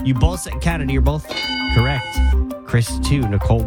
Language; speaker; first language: English; native; English